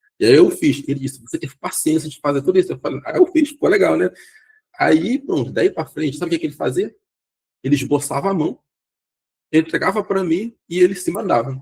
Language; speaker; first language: Portuguese; non-native, local second language; Kabuverdianu